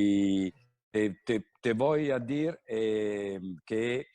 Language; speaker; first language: Spanish; non-native, fluent; Italian